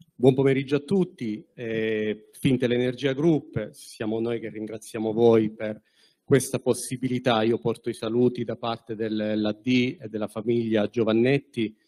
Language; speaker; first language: Italian; native; Italian